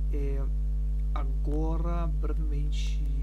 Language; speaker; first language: Portuguese; non-native, learner; German